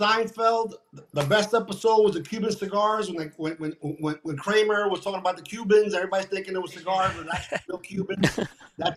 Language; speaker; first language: English; native; English